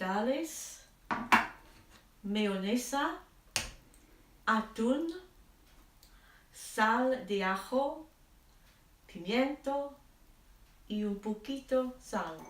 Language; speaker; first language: Spanish; non-native, learner; English